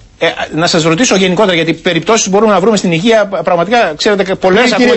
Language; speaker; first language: Greek; native; Greek